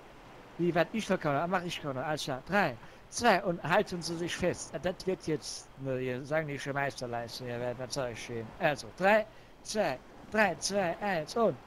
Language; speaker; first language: German; native; German